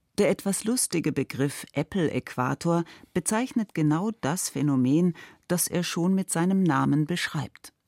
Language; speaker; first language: German; native; German